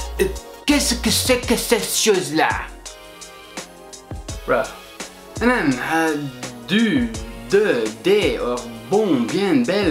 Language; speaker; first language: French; non-native, learner; Dutch